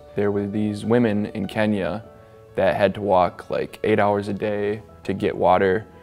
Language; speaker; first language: English; native; English